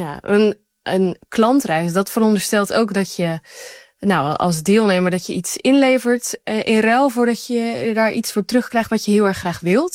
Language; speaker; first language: Dutch; native; Dutch